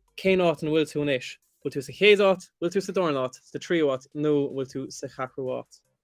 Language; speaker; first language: Irish; non-native, local second language; English